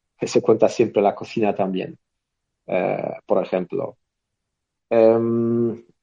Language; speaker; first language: Spanish; non-native, fluent; Polish